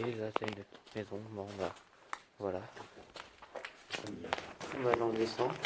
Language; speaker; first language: French; native; French